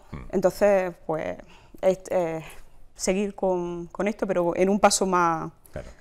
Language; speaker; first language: Spanish; native; Spanish